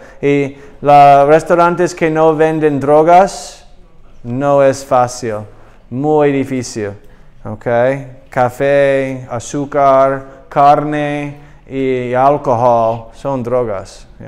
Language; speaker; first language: Spanish; non-native, learner; English